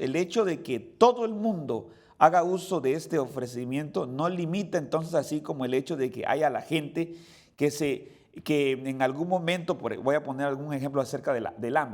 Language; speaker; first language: Spanish; native; Spanish